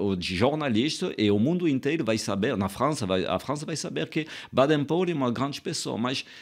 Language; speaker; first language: Portuguese; non-native, fluent; French